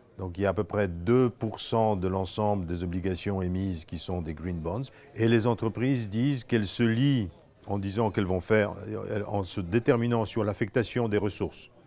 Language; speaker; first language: French; non-native, fluent; Polish